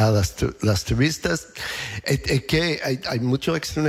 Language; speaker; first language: Spanish; non-native, learner; English